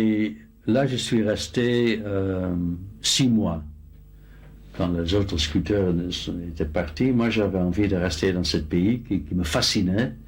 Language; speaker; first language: French; non-native, fluent; Dutch